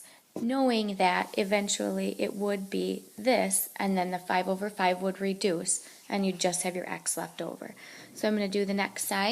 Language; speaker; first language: English; native; English